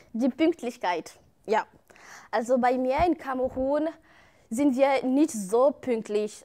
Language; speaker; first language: German; non-native, fluent; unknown